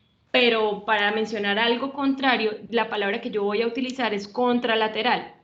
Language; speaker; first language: Spanish; native; Spanish